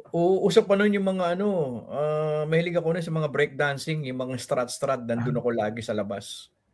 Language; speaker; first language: Filipino; native; Filipino